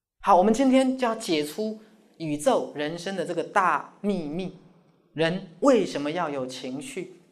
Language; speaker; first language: Chinese; native; Chinese